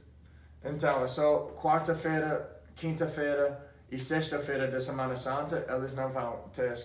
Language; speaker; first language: Portuguese; non-native, fluent; English